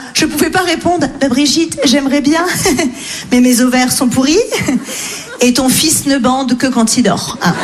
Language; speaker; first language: French; native; French